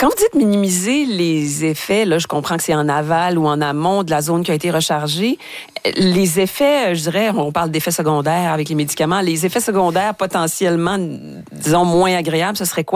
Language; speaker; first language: French; native; French